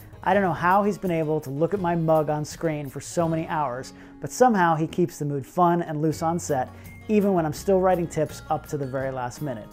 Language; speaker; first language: English; native; English